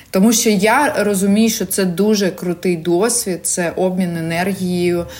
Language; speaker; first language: Ukrainian; non-native, local second language; Russian